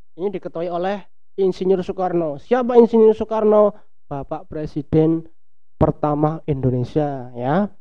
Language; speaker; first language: Indonesian; non-native, local second language; Javanese